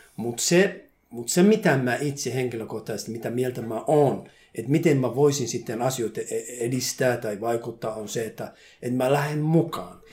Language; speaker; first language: Finnish; non-native, fluent; Somali